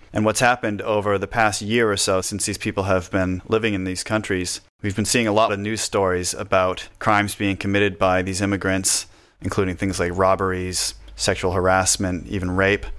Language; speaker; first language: English; native; English